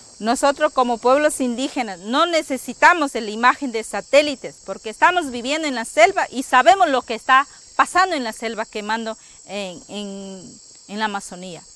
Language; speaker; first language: Spanish; non-native, local second language; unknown